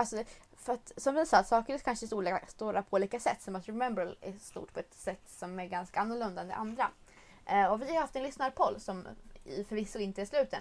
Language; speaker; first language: Swedish; native; Swedish